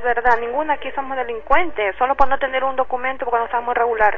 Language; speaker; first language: Spanish; native; Spanish